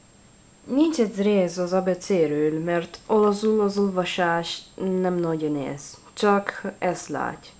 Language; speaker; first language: Hungarian; non-native, learner; Italian